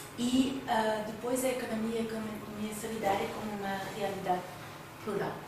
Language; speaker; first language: Portuguese; non-native, fluent; French